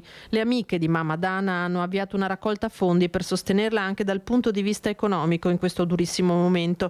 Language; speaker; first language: Italian; native; Italian